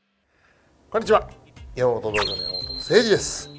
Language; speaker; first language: Japanese; native; Japanese